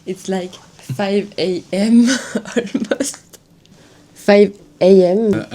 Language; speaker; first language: English; non-native, learner; French